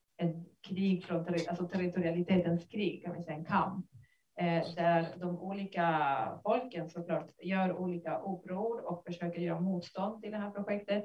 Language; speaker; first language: Swedish; non-native, fluent; Spanish